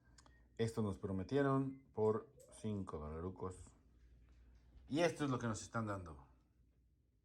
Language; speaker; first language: Spanish; native; Spanish